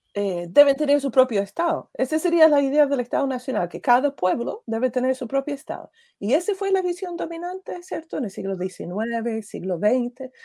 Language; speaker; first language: Spanish; non-native, fluent; English